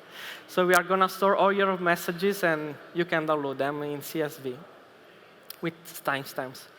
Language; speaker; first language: English; non-native, fluent; Italian